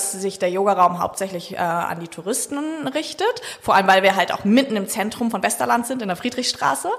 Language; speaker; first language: German; native; German